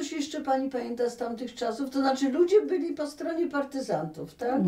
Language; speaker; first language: Polish; native; Polish